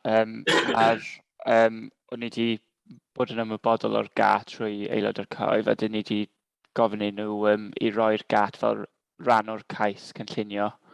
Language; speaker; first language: Welsh; native; Welsh